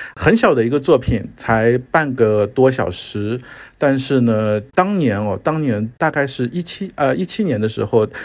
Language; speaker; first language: Chinese; native; Chinese